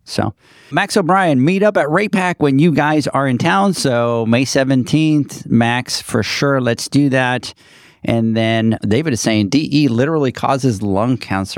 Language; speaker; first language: English; native; English